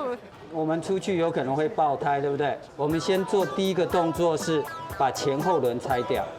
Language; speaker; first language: Chinese; native; Chinese